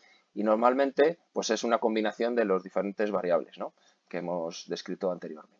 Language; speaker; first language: Spanish; native; Spanish